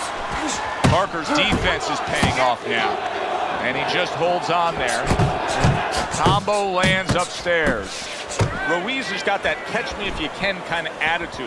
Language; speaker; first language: English; native; English